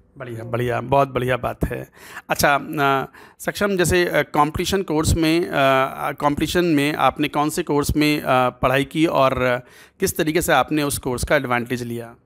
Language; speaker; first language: Hindi; native; Hindi